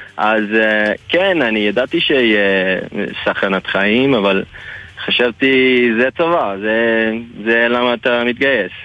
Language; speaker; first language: Hebrew; non-native, fluent; English